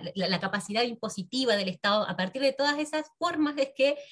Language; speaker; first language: Spanish; native; Spanish